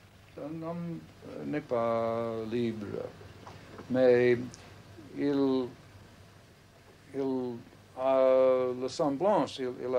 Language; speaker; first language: French; non-native, fluent; English